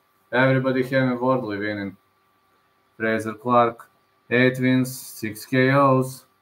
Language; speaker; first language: English; non-native, fluent; Serbian